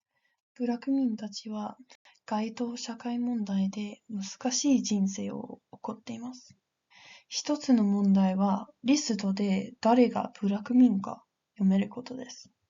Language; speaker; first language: Japanese; non-native, learner; English